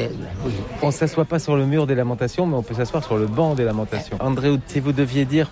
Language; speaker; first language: French; native; French